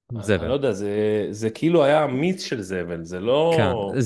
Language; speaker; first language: Hebrew; native; Hebrew